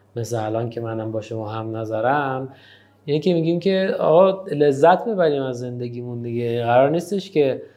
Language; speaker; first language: Persian; native; Persian